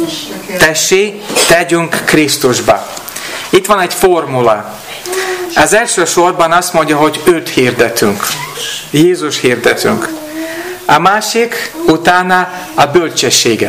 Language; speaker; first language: Hungarian; non-native, learner; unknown